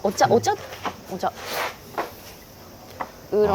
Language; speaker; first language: Japanese; non-native, fluent; Korean